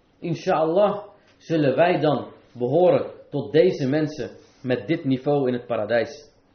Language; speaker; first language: Dutch; early bilingual, other home language; Arabic